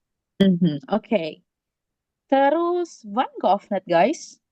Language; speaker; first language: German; non-native, fluent; Indonesian